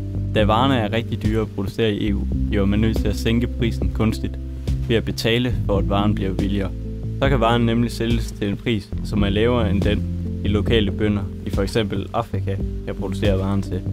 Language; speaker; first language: Danish; native; Danish